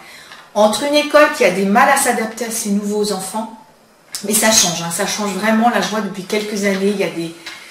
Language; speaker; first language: French; native; French